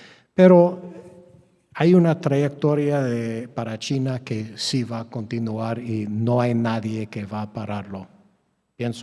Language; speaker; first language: Spanish; non-native, fluent; English